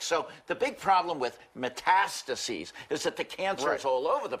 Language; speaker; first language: English; native; English